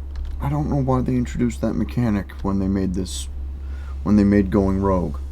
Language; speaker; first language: English; native; English